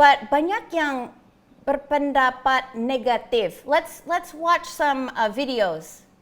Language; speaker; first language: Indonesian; non-native, fluent; English